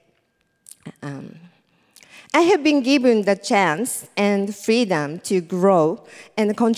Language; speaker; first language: English; non-native, fluent; Japanese